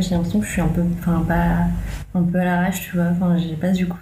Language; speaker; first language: French; non-native, local second language; Arabic